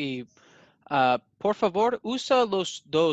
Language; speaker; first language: Spanish; non-native, learner; English